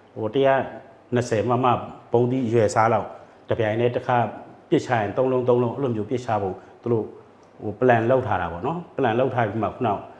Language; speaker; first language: Burmese; native; Burmese